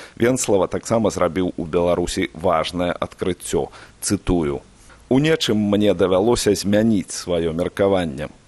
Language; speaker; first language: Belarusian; native; Belarusian